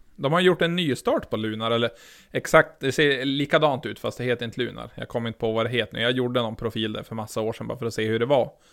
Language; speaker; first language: Swedish; native; Swedish